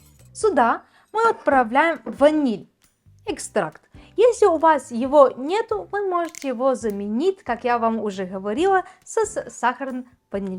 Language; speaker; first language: Russian; non-native, fluent; Bulgarian